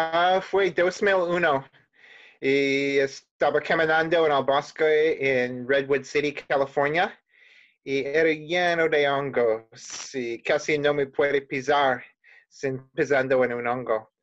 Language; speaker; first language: Spanish; non-native, learner; English